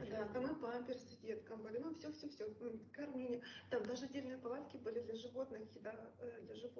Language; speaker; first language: Russian; native; Russian